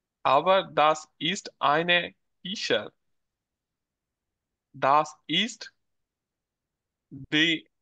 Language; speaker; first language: German; non-native, learner; Bangla